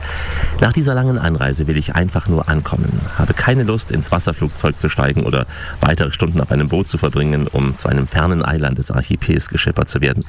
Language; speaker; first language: German; native; German